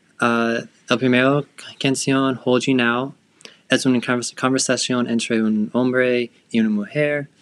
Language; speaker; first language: Spanish; non-native, learner; English